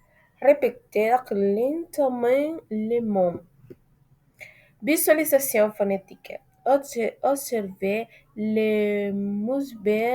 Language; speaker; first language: French; non-native, learner; Spanish